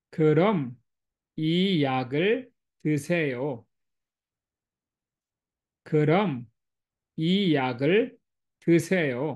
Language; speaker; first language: Korean; non-native, fluent; English